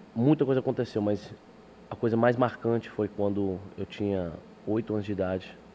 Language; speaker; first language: Portuguese; early bilingual, heritage; English